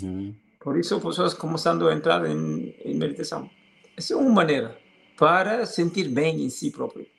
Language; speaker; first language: Portuguese; non-native, fluent; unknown